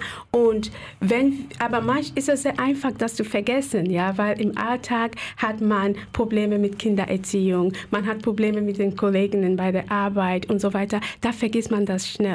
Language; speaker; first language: German; non-native, fluent; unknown